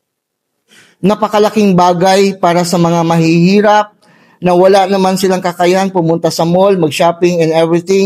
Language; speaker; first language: Filipino; native; Filipino